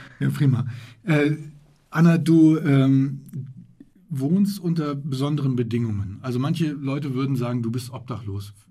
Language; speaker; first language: German; native; German